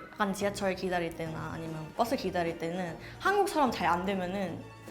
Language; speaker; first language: Korean; non-native, fluent; Thai